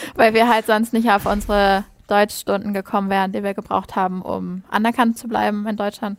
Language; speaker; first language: German; native; German